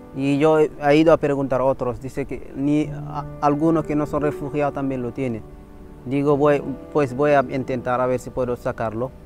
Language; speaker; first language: Spanish; non-native, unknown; Wolof